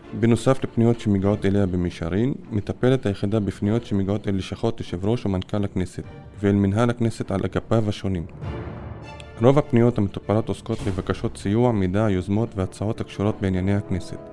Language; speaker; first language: Hebrew; non-native, local second language; Arabic